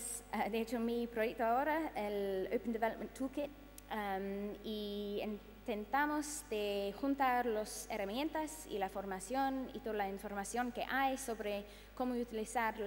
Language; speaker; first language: Spanish; non-native, fluent; English